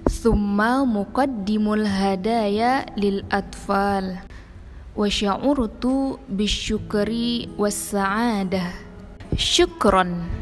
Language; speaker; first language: Arabic; non-native, learner; Indonesian